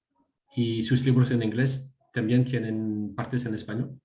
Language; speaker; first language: Spanish; non-native, fluent; French